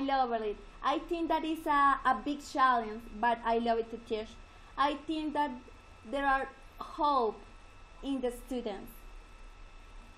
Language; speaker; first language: English; non-native, learner; Spanish